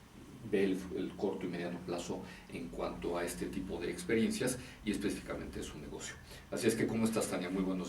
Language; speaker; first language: Spanish; native; Spanish